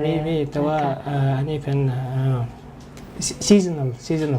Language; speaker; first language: Thai; non-native, learner; Mongolian